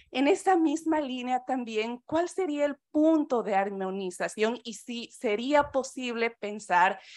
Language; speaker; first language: Spanish; native; Spanish